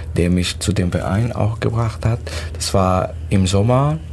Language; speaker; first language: German; non-native, fluent; Arabic